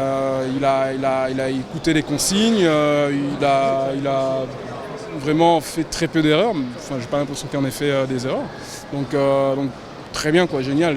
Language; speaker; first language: French; native; French